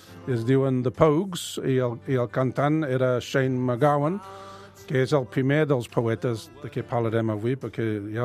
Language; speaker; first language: Catalan; non-native, fluent; English